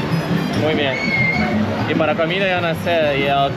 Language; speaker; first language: Spanish; non-native, learner; Lithuanian